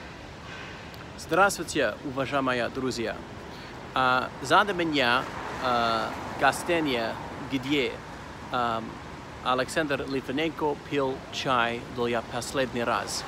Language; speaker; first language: Russian; non-native, learner; English